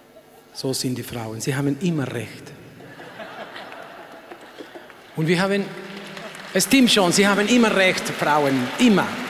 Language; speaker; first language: German; non-native, learner; Spanish